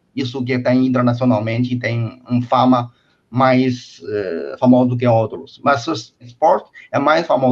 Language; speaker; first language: Portuguese; non-native, fluent; Chinese